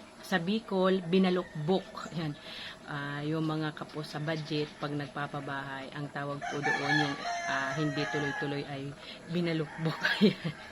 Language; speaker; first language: Filipino; non-native, local second language; Bikol